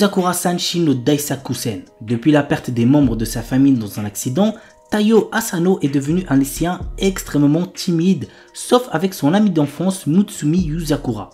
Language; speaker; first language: French; native; French